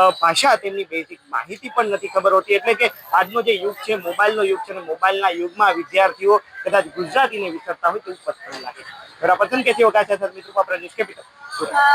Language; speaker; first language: Gujarati; native; Gujarati